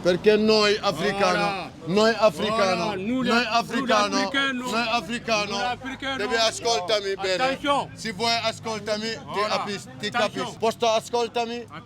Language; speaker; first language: Italian; non-native, learner; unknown